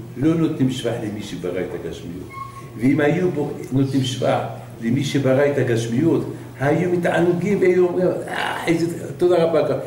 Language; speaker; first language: Hebrew; non-native, fluent; Arabic